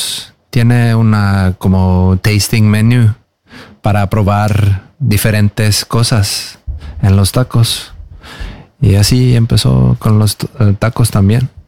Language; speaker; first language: Spanish; non-native, learner; Norwegian